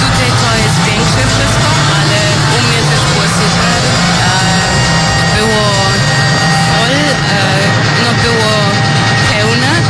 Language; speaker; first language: Polish; early bilingual, heritage; Polish